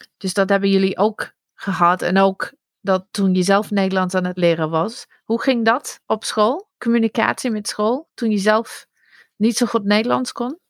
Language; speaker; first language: Dutch; non-native, fluent; English